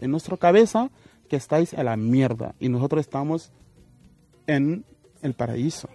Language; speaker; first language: Spanish; non-native, fluent; Wolof